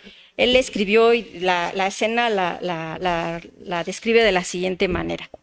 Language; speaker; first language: Spanish; native; Spanish